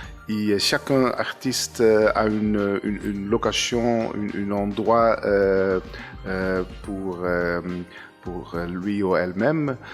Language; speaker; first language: French; non-native, fluent; Dutch